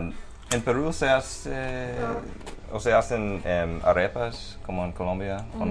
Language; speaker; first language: Spanish; non-native, fluent; English